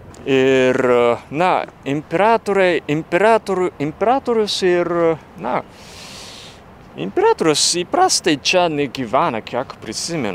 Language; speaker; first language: Lithuanian; non-native, fluent; Japanese